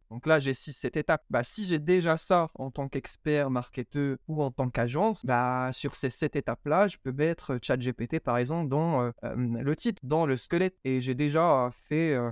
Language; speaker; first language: French; non-native, local second language; Arabic